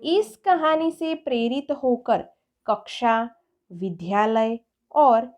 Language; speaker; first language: Hindi; non-native, local second language; Gujarati